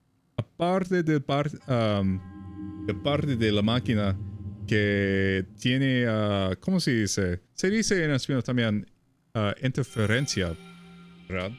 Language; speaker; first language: Spanish; non-native, fluent; English